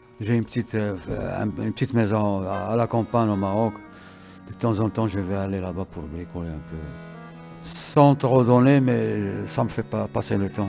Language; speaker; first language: French; non-native, local second language; Arabic